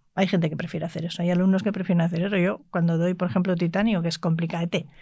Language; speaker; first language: Spanish; native; Spanish